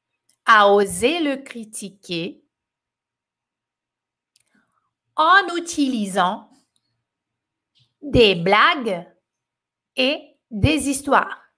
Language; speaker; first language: French; non-native, fluent; Portuguese